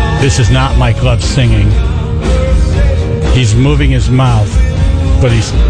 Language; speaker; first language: English; native; English